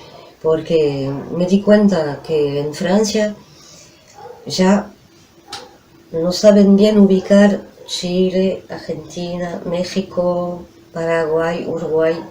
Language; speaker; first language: Spanish; non-native, fluent; French